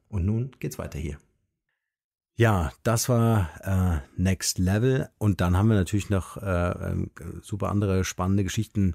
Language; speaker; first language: German; native; German